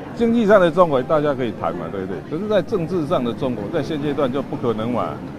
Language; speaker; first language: Chinese; native; Chinese